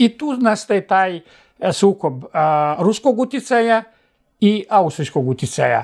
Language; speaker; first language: Serbian; native; Serbian